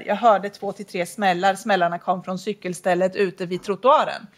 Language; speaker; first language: Swedish; native; Swedish